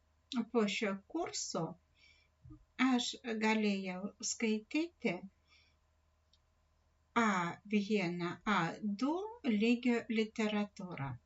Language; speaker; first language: Lithuanian; non-native, learner; Russian